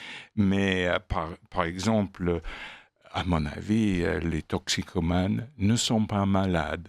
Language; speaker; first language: French; non-native, fluent; English